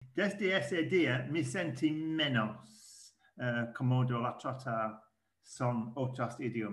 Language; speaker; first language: Spanish; non-native, learner; English